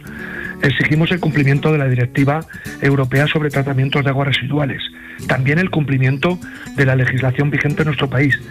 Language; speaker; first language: Spanish; native; Spanish